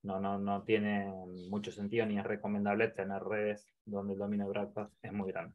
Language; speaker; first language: Spanish; native; Spanish